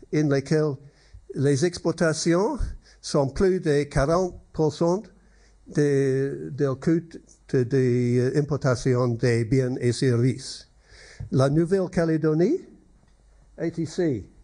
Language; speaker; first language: French; non-native, learner; English